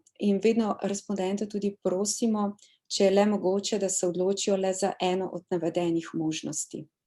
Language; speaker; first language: Slovenian; native; Slovenian